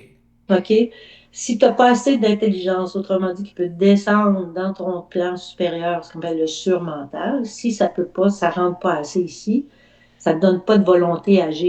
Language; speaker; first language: French; native; French